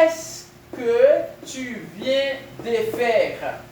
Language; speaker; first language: French; non-native, fluent; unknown